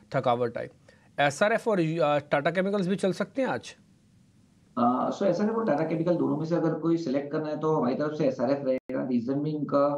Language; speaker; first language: Hindi; native; Hindi